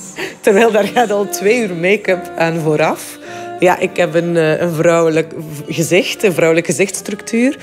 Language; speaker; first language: Dutch; native; Dutch